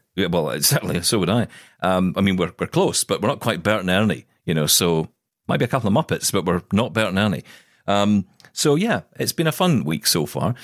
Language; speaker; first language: English; native; English